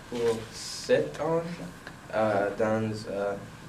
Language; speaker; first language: French; non-native, learner; English